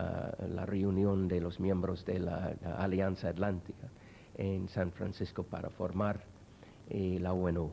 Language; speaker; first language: Spanish; non-native, fluent; English